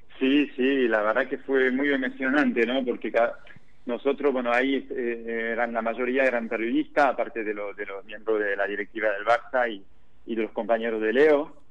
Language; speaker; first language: Spanish; non-native, fluent; French